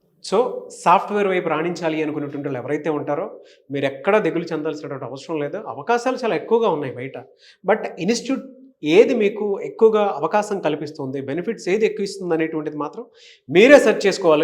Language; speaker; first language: Telugu; native; Telugu